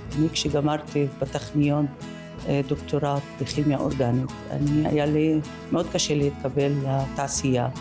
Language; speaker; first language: Hebrew; non-native, local second language; Arabic